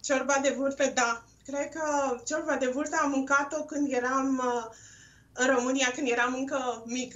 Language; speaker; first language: Romanian; non-native, local second language; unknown